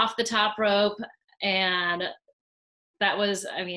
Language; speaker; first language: English; native; English